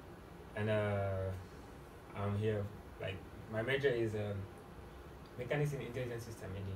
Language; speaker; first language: English; non-native, fluent; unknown